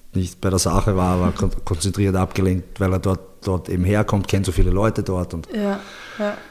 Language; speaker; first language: German; early bilingual, other home language; Bosnian